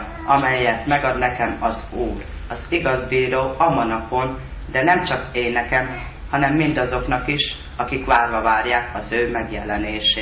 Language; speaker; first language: Hungarian; native; Hungarian